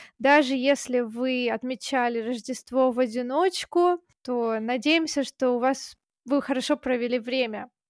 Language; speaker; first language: Russian; native; Russian